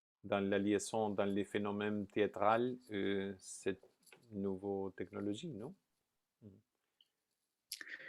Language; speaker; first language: French; non-native, fluent; Spanish